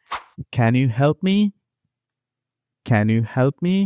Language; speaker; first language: English; non-native, fluent; Bangla